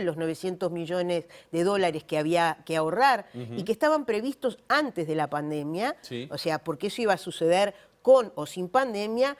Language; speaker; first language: Spanish; native; Spanish